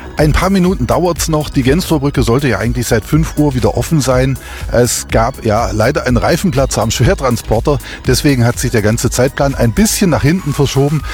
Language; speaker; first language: German; native; German